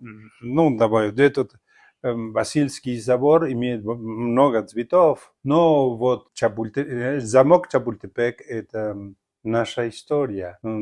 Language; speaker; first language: Russian; non-native, fluent; Spanish